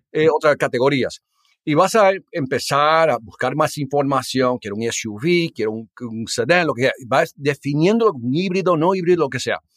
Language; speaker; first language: Spanish; early bilingual, heritage; Spanish